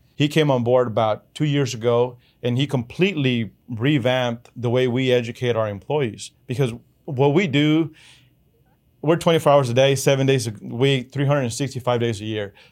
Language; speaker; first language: English; early bilingual, other home language; Spanish